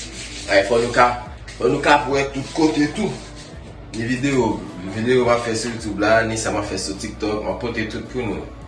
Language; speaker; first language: French; non-native, learner; Haitian Creole